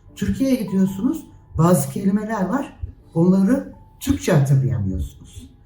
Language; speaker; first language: Turkish; native; Turkish